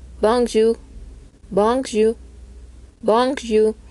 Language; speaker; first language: French; non-native, learner; Spanish